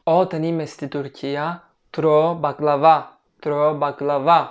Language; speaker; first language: Greek; non-native, learner; Turkish